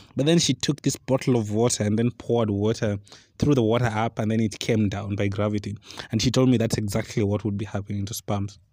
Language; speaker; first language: English; non-native, local second language; Luo (Kenya and Tanzania)